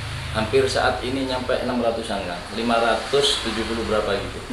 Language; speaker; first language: Indonesian; native; Indonesian